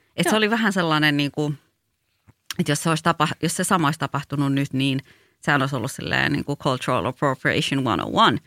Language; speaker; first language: Finnish; early bilingual, other home language; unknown